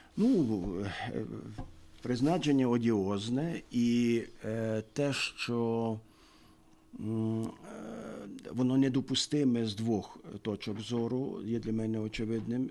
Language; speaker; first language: Ukrainian; native; Ukrainian